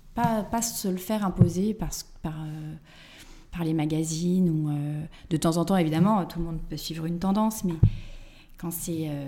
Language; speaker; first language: French; native; French